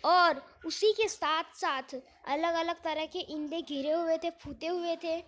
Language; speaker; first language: Hindi; non-native, local second language; Gujarati